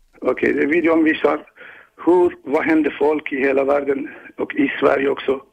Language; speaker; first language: Swedish; non-native, learner; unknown